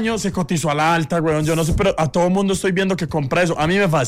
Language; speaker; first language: Spanish; native; Spanish